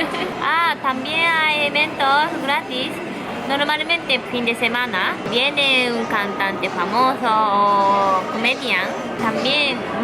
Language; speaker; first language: Spanish; non-native, fluent; Japanese